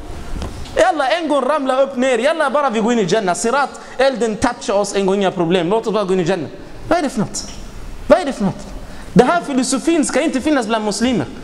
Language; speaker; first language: Swedish; non-native, fluent; Arabic